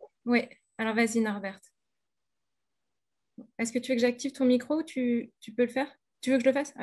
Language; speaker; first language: French; native; French